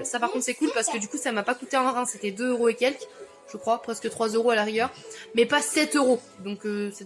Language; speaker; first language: French; native; French